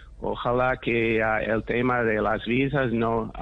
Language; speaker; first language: Spanish; non-native, fluent; English